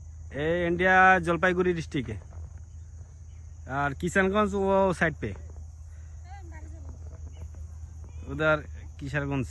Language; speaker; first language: Hindi; non-native, learner; Bangla